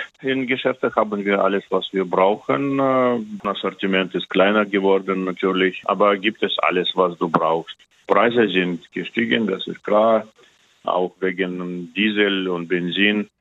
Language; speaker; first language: German; non-native, fluent; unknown